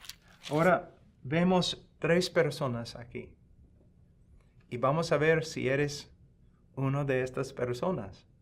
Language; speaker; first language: Spanish; non-native, fluent; English